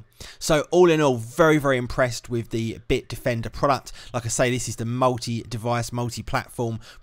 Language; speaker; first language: English; native; English